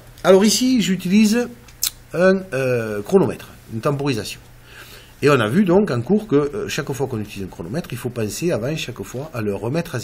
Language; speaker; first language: French; native; French